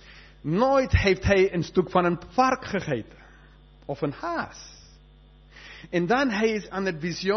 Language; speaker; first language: Dutch; non-native, fluent; Spanish